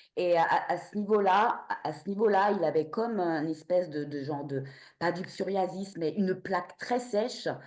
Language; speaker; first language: French; native; French